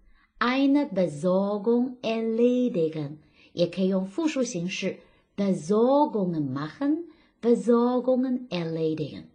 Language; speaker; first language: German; non-native, fluent; Chinese